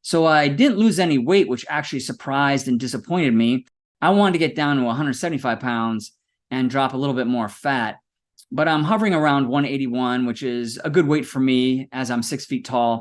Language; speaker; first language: English; native; English